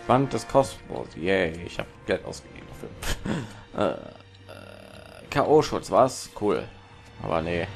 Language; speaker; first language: German; native; German